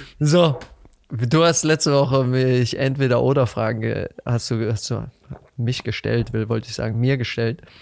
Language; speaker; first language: German; native; German